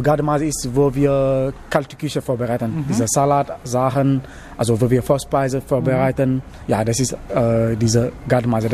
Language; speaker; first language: German; non-native, learner; Wolof